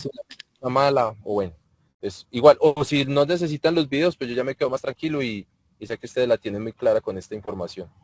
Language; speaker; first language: Spanish; native; Spanish